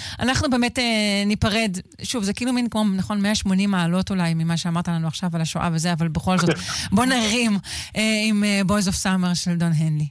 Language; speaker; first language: Hebrew; native; Hebrew